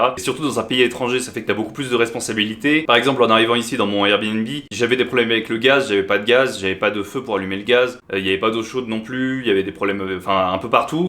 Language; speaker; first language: French; native; French